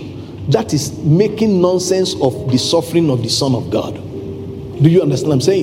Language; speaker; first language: English; non-native, local second language; Yoruba